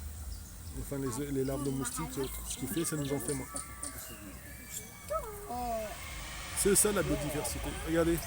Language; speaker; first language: French; native; French